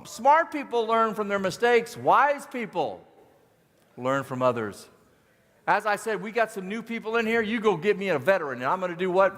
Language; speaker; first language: English; native; English